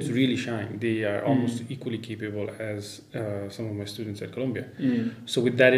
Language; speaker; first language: English; non-native, local second language; Nepali